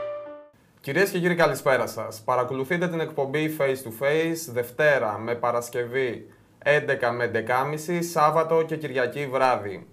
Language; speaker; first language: Greek; native; Greek